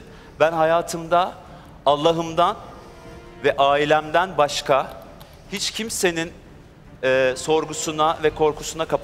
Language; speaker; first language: Turkish; native; Turkish